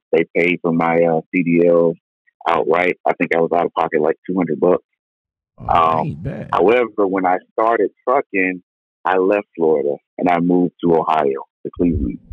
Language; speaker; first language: English; native; English